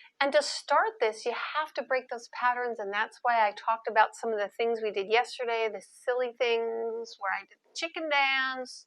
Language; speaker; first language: English; native; English